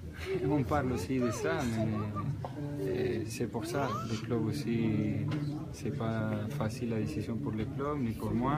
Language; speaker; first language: French; non-native, fluent; Spanish